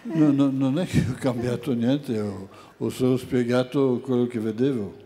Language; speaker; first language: Italian; non-native, fluent; French